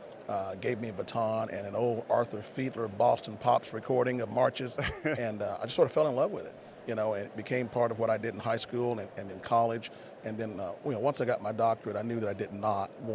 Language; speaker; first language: English; native; English